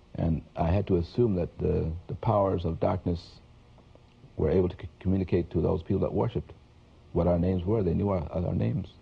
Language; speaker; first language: English; native; English